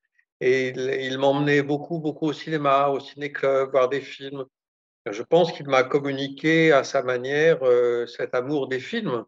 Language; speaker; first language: French; native; French